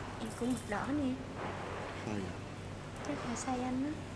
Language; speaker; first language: Vietnamese; native; Vietnamese